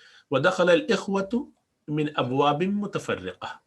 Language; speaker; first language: Arabic; non-native, fluent; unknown